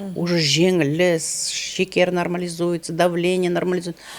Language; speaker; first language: Russian; non-native, local second language; Kazakh